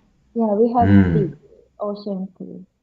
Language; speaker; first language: English; non-native, learner; Japanese